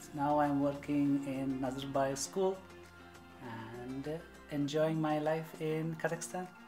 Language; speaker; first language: English; non-native, local second language; Malayalam